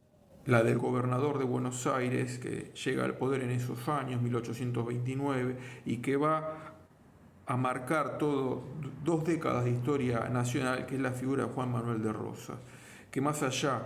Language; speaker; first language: Spanish; native; Spanish